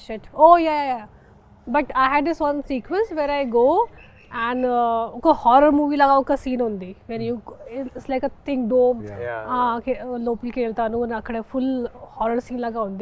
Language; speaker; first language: Telugu; non-native, fluent; Hindi